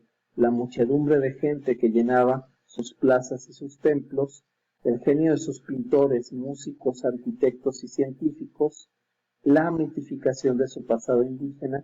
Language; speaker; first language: Spanish; native; Spanish